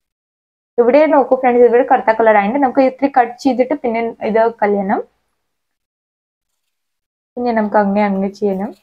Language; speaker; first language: Malayalam; non-native, learner; Hindi